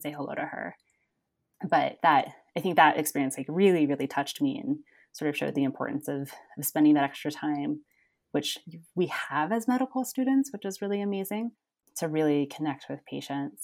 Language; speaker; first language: English; native; English